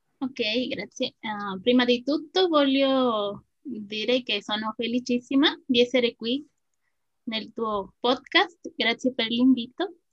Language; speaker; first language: Italian; non-native, learner; Spanish